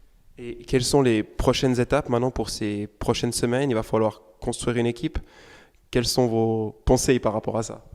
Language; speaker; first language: French; native; French